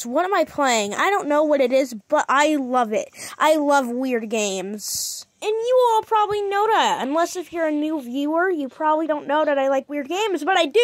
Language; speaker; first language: English; native; English